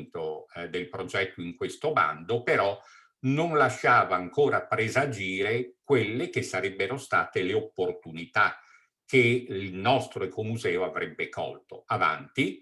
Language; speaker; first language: Italian; native; Italian